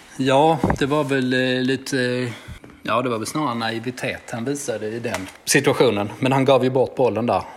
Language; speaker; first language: Swedish; native; Swedish